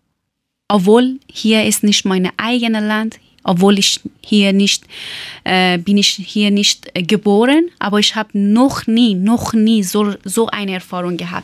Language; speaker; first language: German; non-native, learner; Persian